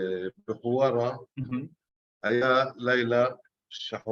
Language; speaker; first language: Hebrew; non-native, local second language; Arabic